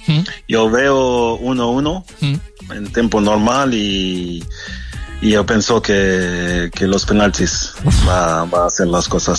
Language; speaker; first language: Spanish; non-native, learner; French